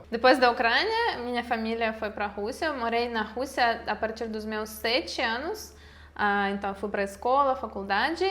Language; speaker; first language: Portuguese; non-native, fluent; Russian